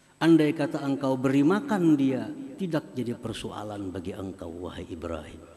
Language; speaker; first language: Indonesian; non-native, local second language; Banjar